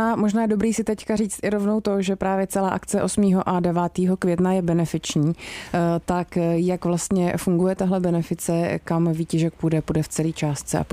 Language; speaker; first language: Czech; native; Czech